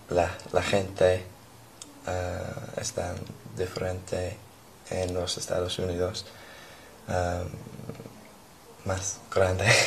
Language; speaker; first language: Spanish; non-native, learner; English